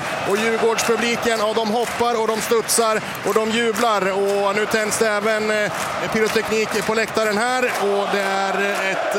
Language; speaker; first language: Swedish; native; Swedish